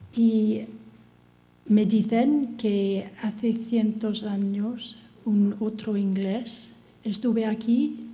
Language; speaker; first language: Spanish; non-native, learner; English